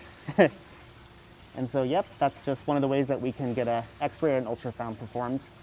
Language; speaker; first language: English; native; English